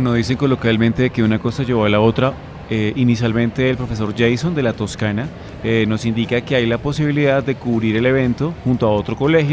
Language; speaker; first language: Spanish; native; Spanish